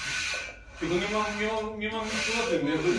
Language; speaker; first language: Polish; native; Polish